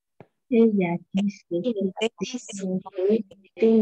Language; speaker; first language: Spanish; non-native, learner; Chinese